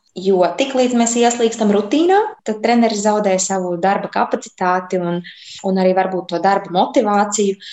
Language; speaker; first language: Latvian; native; Latvian